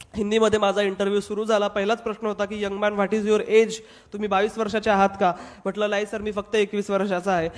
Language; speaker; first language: Marathi; non-native, local second language; Hindi